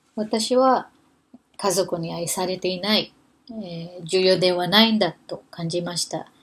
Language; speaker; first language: Japanese; non-native, fluent; Filipino